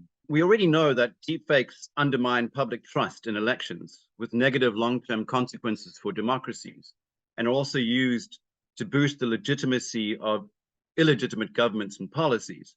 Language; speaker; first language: English; native; English